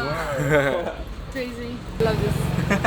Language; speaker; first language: English; non-native, learner; French